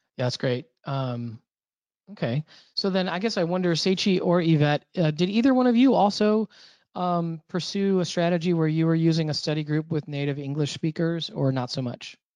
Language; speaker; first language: English; native; English